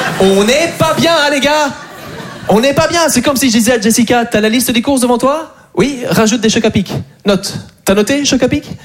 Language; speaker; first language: French; native; French